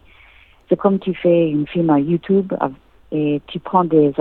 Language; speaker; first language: French; non-native, learner; English